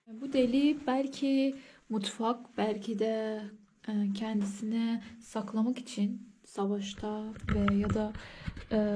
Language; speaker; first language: Turkish; non-native, learner; Persian